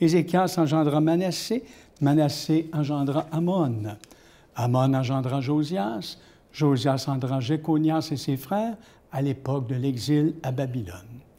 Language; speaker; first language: French; native; French